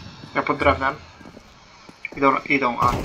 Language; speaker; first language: Polish; native; Polish